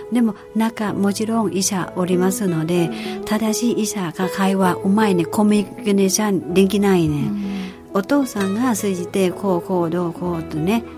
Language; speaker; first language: Japanese; non-native, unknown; Thai